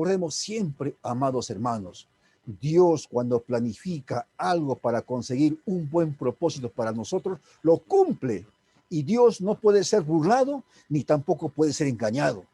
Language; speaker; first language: Spanish; native; Spanish